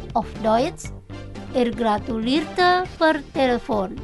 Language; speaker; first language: German; non-native, fluent; Indonesian